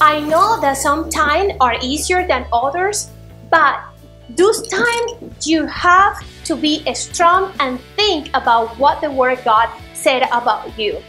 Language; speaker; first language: English; non-native, fluent; Spanish